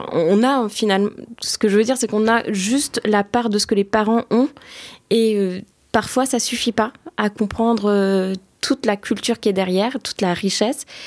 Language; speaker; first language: French; early bilingual, other home language; Turkish